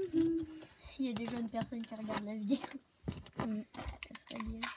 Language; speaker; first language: French; native; French